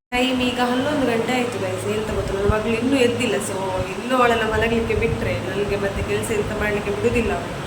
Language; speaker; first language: Kannada; non-native, local second language; Tulu